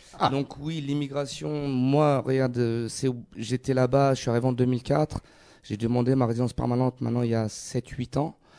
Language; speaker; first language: French; native; French